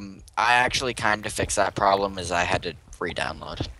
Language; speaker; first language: English; native; English